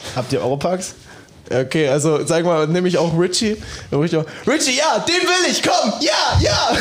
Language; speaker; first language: German; native; German